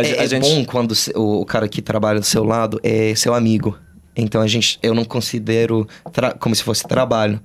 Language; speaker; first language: Portuguese; non-native, fluent; English